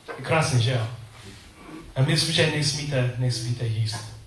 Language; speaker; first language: Czech; non-native, learner; English